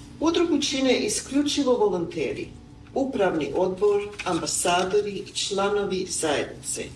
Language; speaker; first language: Croatian; early bilingual, heritage; Croatian